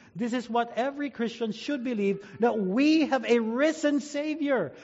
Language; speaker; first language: English; non-native, local second language; Filipino